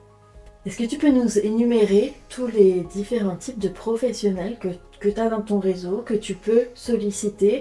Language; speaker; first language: French; native; French